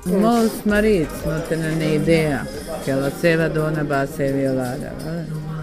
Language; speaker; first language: Catalan; non-native, learner; Bosnian